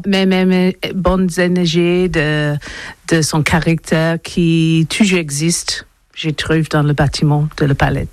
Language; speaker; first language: French; non-native, learner; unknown